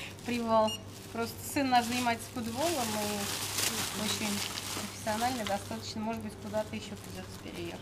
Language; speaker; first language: Russian; native; Russian